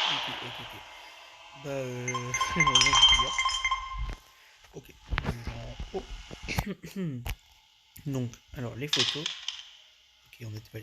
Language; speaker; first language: French; native; French